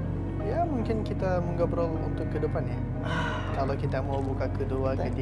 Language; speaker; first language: Indonesian; non-native, fluent; Turkish